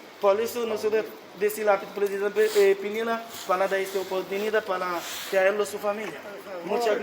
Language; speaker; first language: Spanish; non-native, learner; Haitian Creole